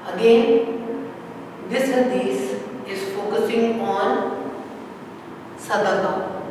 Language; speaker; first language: English; non-native, local second language; Urdu